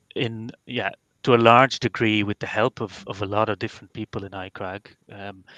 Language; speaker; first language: English; non-native, fluent; Dutch